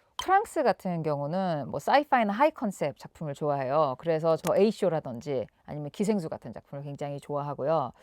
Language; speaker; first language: Korean; native; Korean